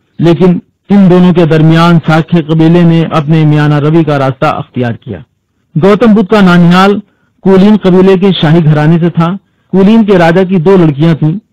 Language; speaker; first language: Urdu; native; Urdu